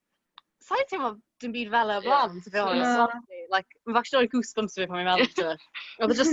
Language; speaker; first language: Welsh; native; Welsh